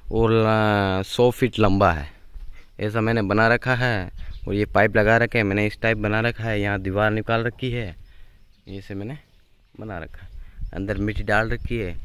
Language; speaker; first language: Hindi; native; Hindi